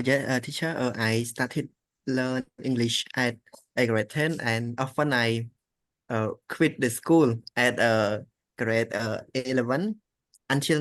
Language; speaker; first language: English; non-native, learner; Khmer